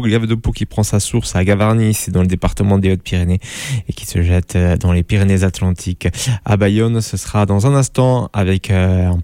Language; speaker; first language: French; native; French